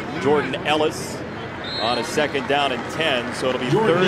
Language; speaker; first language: English; native; English